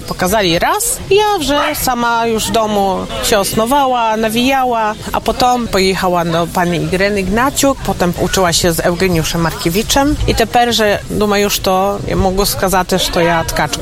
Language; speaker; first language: Polish; non-native, local second language; Ukrainian